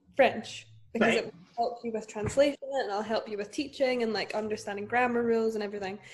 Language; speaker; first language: English; native; English